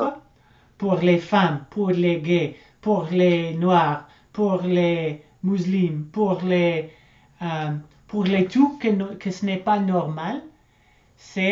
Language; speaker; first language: French; non-native, learner; English